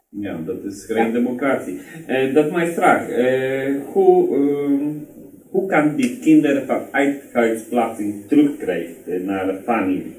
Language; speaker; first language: Dutch; non-native, learner; Polish